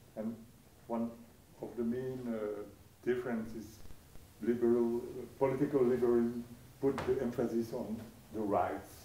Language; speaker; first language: English; non-native, fluent; French